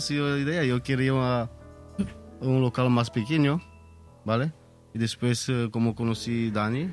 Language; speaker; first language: Spanish; non-native, learner; Italian